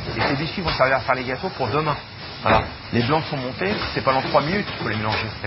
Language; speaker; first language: French; native; French